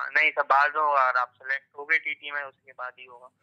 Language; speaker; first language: Hindi; native; Hindi